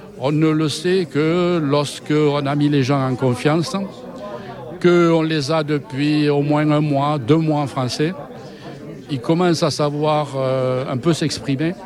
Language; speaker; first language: French; native; French